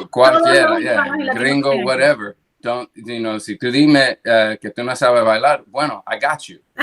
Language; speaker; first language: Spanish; early bilingual, heritage; English